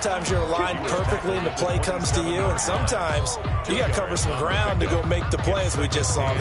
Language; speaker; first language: English; native; English